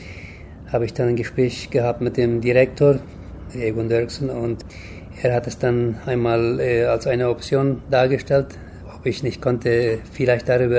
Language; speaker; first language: German; early bilingual, heritage; German